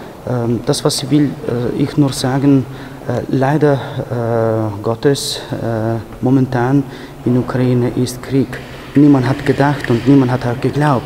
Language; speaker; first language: German; non-native, fluent; Ukrainian